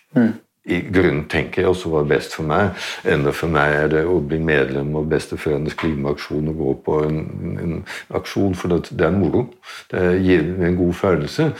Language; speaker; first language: Norwegian; non-native, fluent; Dutch